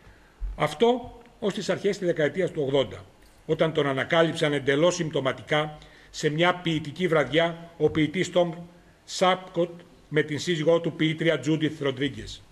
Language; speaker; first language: Greek; native; Greek